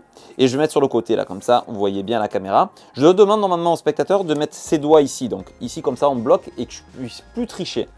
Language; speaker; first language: French; native; French